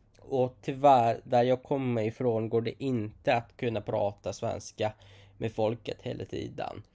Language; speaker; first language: Swedish; non-native, fluent; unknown